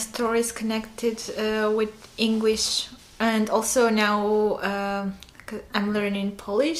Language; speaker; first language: English; non-native, fluent; Armenian